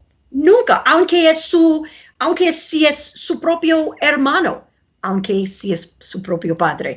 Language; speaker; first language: Spanish; non-native, fluent; English